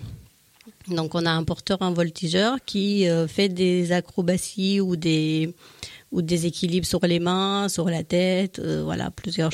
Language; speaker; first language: French; native; French